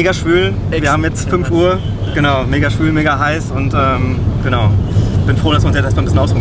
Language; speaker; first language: German; native; German